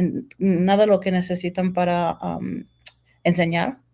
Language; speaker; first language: Spanish; non-native, fluent; English